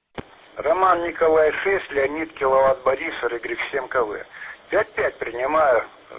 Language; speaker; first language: Russian; native; Russian